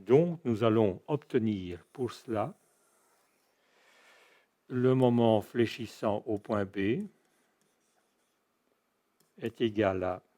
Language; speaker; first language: French; native; French